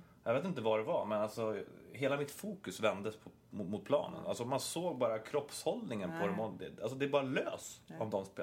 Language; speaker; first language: Swedish; native; Swedish